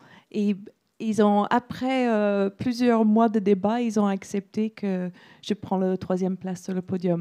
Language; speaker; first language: French; non-native, fluent; English